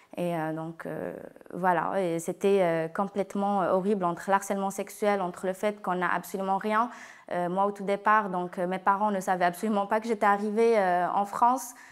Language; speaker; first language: French; non-native, local second language; Arabic